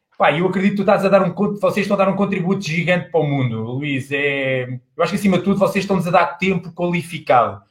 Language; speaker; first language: Portuguese; native; Portuguese